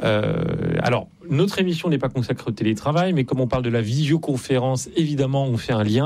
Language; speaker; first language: French; native; French